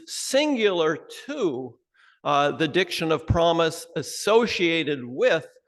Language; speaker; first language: English; native; English